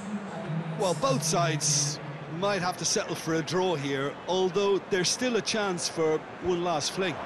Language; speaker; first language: English; native; English